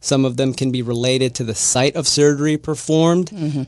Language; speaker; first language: English; native; English